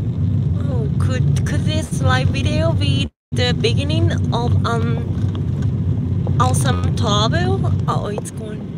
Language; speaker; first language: English; non-native, learner; Japanese